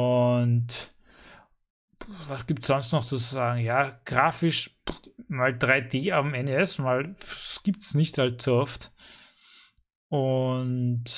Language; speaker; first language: German; native; German